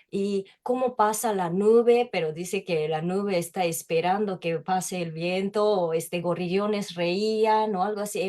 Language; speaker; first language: Spanish; non-native, fluent; Japanese